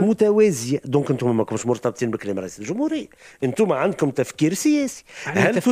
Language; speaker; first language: Arabic; native; Arabic